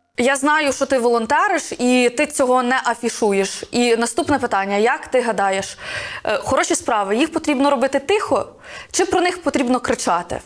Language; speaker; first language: Ukrainian; native; Ukrainian